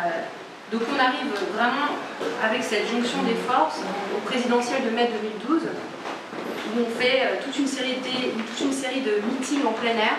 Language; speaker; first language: French; native; French